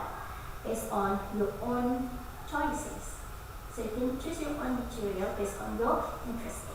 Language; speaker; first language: English; non-native, fluent; Indonesian